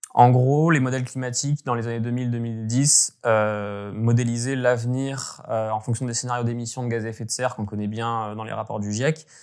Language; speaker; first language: French; native; French